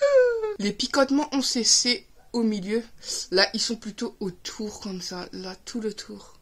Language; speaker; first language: French; native; French